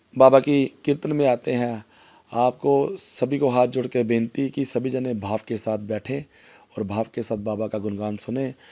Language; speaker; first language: Hindi; non-native, local second language; Punjabi